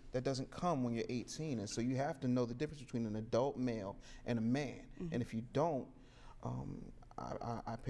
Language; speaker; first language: English; native; English